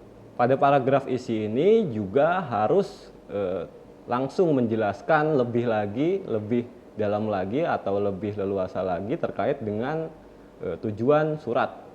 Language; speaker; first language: Indonesian; native; Indonesian